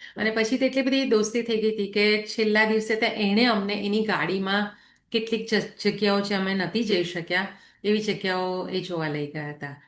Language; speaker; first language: Gujarati; native; Gujarati